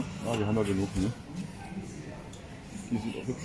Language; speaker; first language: German; native; German